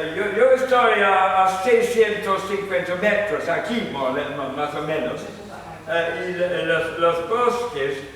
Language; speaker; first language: Spanish; non-native, fluent; English